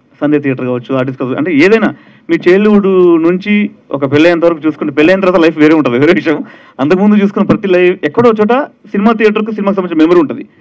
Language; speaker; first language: Telugu; native; Telugu